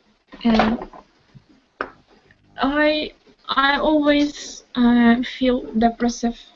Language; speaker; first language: English; non-native, learner; Turkish